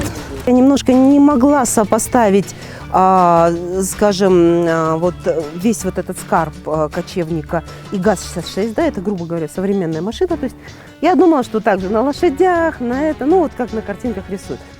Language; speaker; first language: Russian; native; Russian